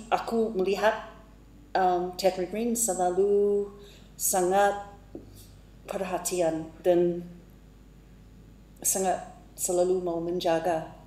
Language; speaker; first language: Indonesian; non-native, fluent; English